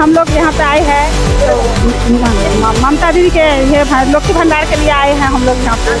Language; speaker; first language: Hindi; non-native, local second language; Bangla